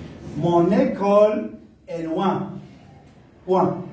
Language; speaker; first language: French; non-native, local second language; Arabic